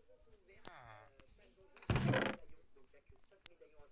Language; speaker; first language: French; native; French